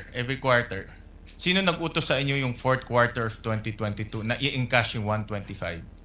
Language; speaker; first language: Filipino; native; Filipino